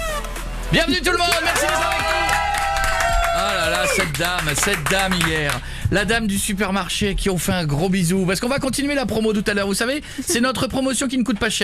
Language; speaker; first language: French; native; French